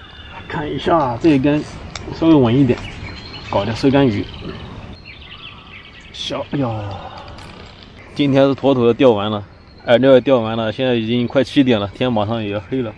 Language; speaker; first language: Chinese; native; Chinese